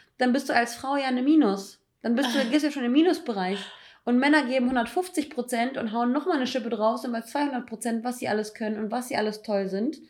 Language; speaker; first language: German; native; German